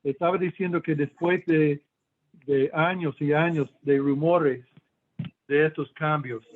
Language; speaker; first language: Spanish; non-native, fluent; English